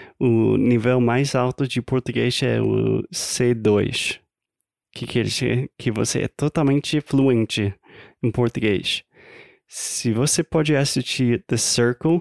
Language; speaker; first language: Portuguese; non-native, fluent; English